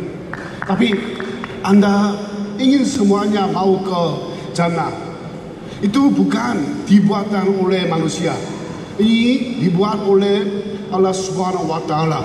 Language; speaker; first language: Indonesian; non-native, learner; Korean